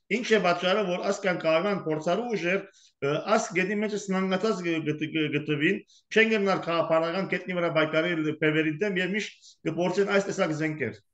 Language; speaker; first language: Armenian; early bilingual, heritage; Armenian